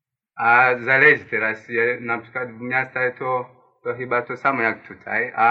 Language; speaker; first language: Polish; non-native, learner; Swahili